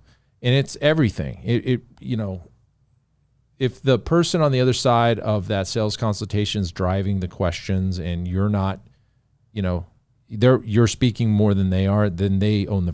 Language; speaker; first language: English; native; English